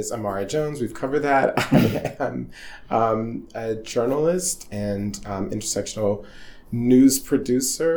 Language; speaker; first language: English; native; English